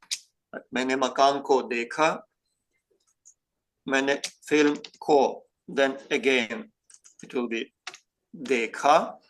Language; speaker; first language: Hindi; non-native, fluent; Ukrainian